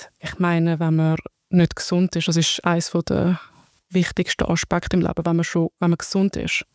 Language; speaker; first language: German; early bilingual, other home language; Arabic